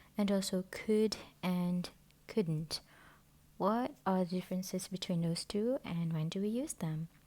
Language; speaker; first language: English; non-native, local second language; Malay